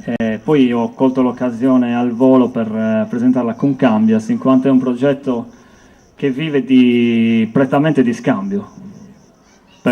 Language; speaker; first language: Italian; native; Italian